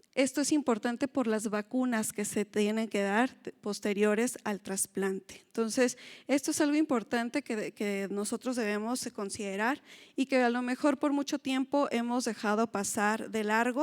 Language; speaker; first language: Spanish; native; Spanish